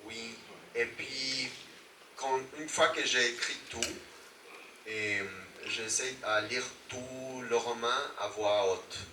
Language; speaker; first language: French; non-native, fluent; Spanish